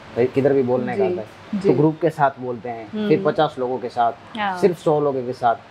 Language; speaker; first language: Hindi; non-native, local second language; Kachhi